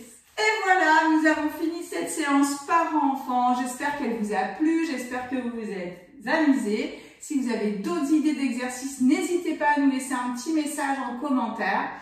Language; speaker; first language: French; native; French